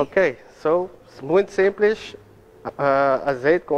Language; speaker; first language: Portuguese; non-native, learner; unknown